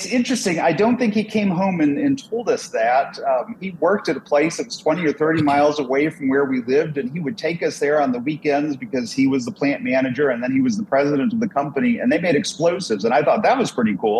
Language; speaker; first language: English; native; English